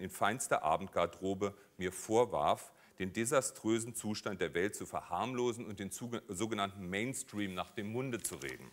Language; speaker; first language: German; native; German